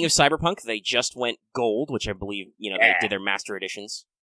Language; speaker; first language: English; native; English